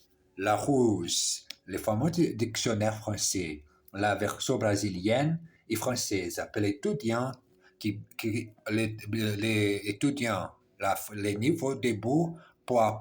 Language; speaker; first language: French; non-native, learner; English